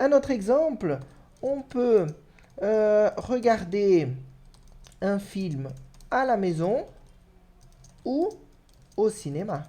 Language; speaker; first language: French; non-native, fluent; Portuguese